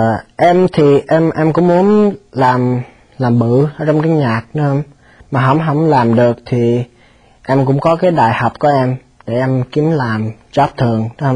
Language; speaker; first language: Vietnamese; early bilingual, heritage; Vietnamese